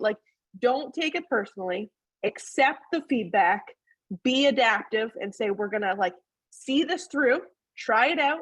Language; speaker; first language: English; native; English